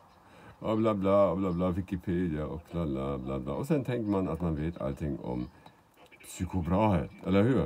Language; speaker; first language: Swedish; non-native, fluent; German